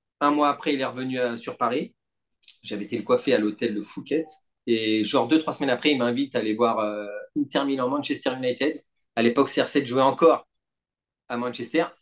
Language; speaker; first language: French; native; French